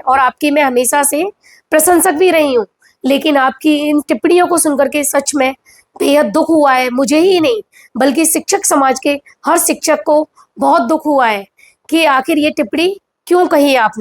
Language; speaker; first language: Hindi; native; Hindi